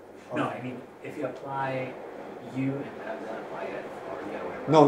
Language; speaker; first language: English; non-native, fluent; Polish